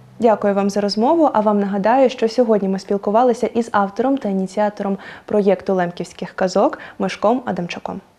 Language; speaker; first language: Ukrainian; native; Ukrainian